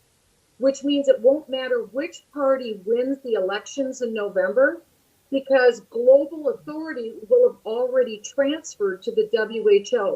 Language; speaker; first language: English; native; English